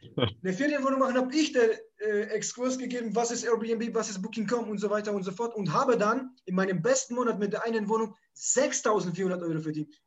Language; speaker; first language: German; early bilingual, other home language; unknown